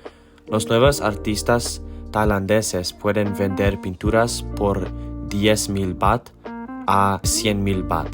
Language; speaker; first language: Spanish; non-native, learner; Thai